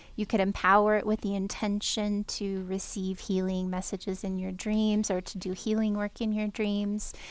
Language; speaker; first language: English; native; English